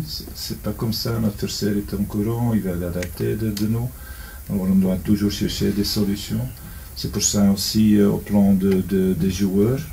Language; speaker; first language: French; non-native, local second language; Dutch